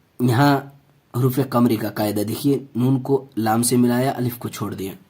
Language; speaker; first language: Urdu; native; Urdu